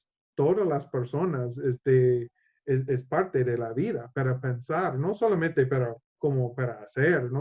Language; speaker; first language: Spanish; non-native, learner; English